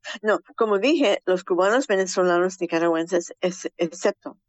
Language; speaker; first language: Spanish; early bilingual, heritage; Spanish